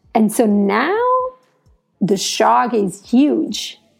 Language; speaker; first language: English; non-native, fluent; Italian